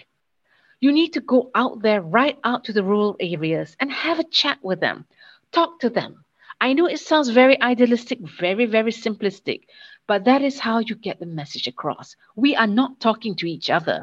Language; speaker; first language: English; non-native, local second language; Malay